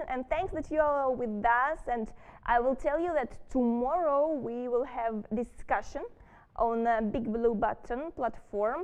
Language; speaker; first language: English; non-native, fluent; Russian